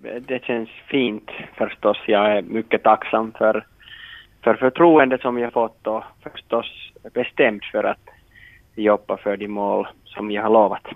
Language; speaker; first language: Swedish; non-native, local second language; Finnish